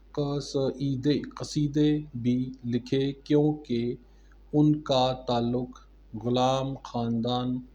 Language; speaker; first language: Urdu; non-native, local second language; Punjabi